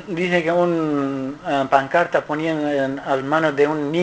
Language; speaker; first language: Spanish; non-native, learner; Kurdish